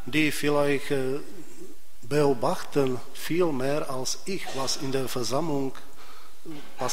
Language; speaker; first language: German; non-native, fluent; Polish